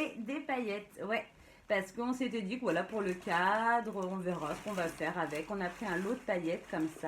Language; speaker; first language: French; native; French